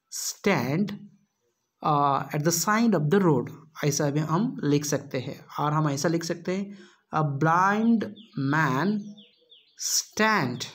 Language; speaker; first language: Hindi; non-native, local second language; Kannada